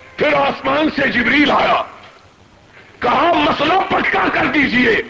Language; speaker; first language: Urdu; non-native, local second language; Punjabi